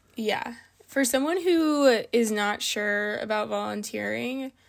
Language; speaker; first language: English; native; English